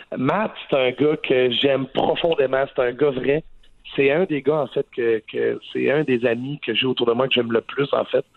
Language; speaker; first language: French; native; French